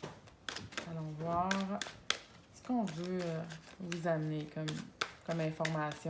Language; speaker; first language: French; native; French